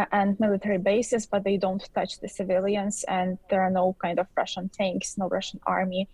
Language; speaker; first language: English; non-native, fluent; Ukrainian